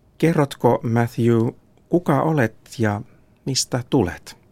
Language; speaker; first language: Finnish; native; Finnish